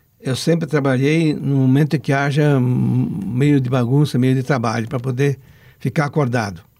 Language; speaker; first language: Portuguese; non-native, local second language; Italian